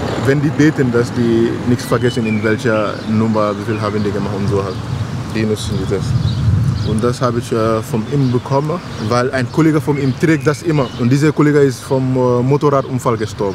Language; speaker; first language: German; non-native, learner; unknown